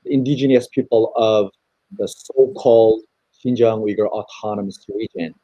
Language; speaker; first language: English; non-native, fluent; Chinese